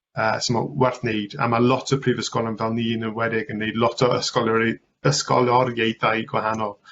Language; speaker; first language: Welsh; non-native, local second language; English